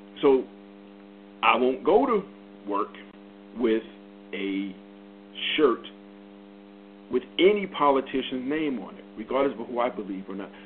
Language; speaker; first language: English; native; English